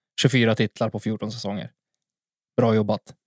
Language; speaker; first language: Swedish; native; Swedish